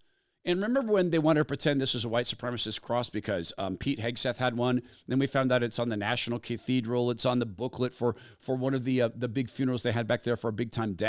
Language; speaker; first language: English; native; English